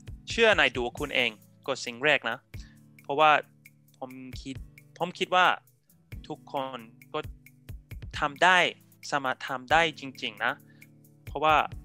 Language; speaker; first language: Thai; non-native, fluent; English